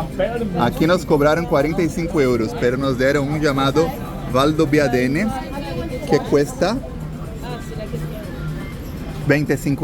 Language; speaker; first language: Spanish; non-native, fluent; Portuguese